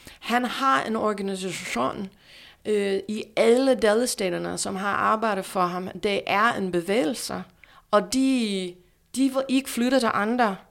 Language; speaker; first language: Danish; non-native, fluent; English